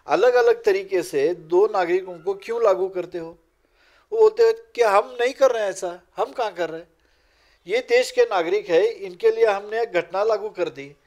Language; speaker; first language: Urdu; non-native, local second language; Marathi